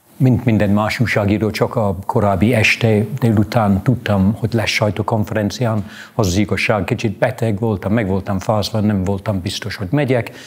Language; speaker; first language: Hungarian; non-native, fluent; English